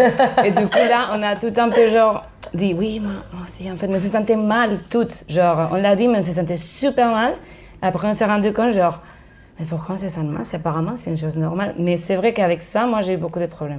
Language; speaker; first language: French; non-native, fluent; Spanish